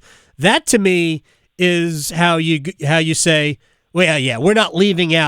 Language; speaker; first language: English; native; English